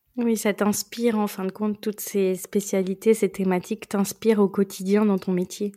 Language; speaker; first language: French; native; French